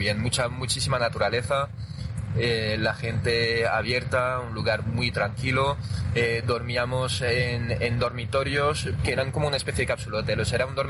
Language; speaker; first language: Spanish; non-native, fluent; French